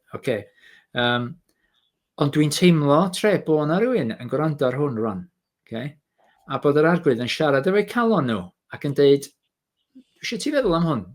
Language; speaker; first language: Welsh; native; Welsh